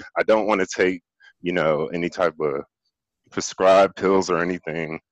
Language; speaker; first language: English; native; English